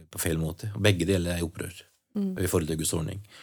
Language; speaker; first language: Norwegian; native; Norwegian